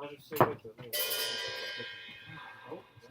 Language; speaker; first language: Russian; native; Russian